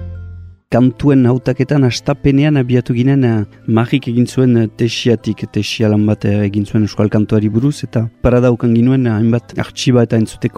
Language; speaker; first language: Basque; native; Basque